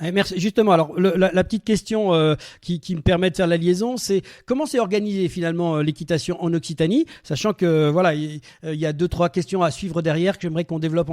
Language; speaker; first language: French; native; French